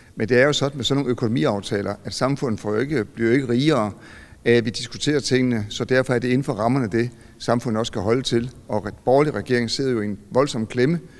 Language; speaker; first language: Danish; native; Danish